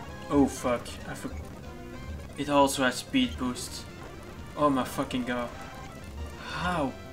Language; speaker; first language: English; native; English